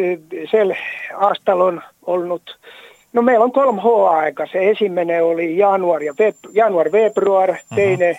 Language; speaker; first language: Estonian; non-native, learner; Finnish